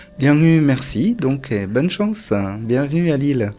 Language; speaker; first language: French; native; French